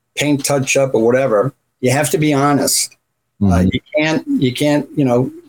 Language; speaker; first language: English; native; English